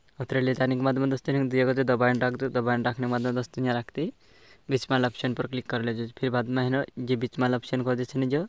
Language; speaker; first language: Gujarati; non-native, local second language; Bhili